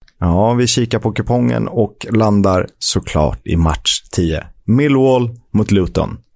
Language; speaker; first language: Swedish; native; Swedish